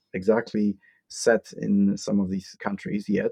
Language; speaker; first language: English; non-native, fluent; Polish